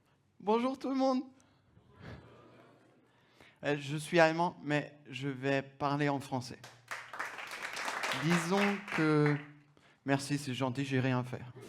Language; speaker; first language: French; non-native, fluent; German